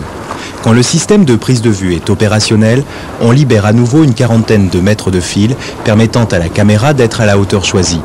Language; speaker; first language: French; native; French